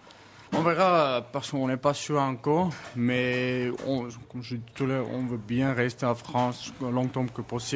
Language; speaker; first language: French; non-native, learner; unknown